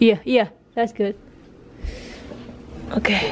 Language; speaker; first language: English; non-native, learner; Indonesian